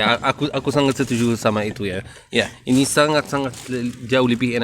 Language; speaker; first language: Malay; non-native, learner; Arabic